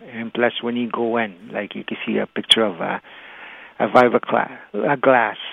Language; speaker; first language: English; non-native, fluent; Cree